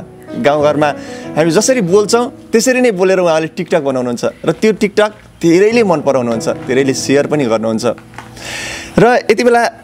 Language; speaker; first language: Nepali; native; Nepali